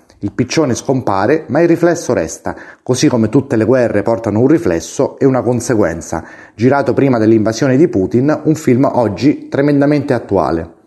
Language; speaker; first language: Italian; native; Italian